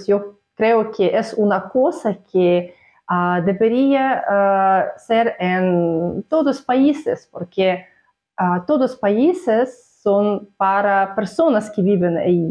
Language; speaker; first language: Spanish; non-native, fluent; Russian